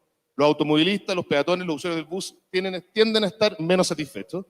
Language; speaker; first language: Spanish; native; Spanish